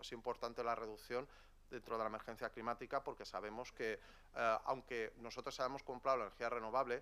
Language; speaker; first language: Spanish; native; Spanish